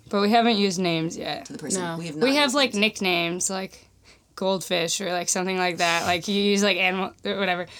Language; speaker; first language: English; native; English